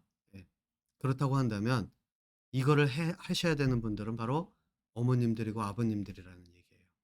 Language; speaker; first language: Korean; native; Korean